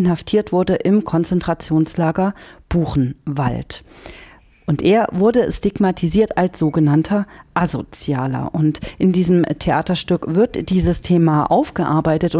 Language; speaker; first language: German; native; German